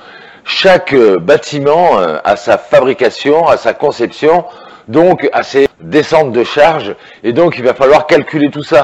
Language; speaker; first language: French; native; French